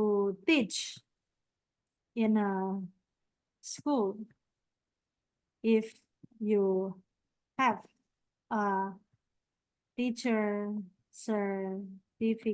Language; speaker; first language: English; non-native, fluent; Indonesian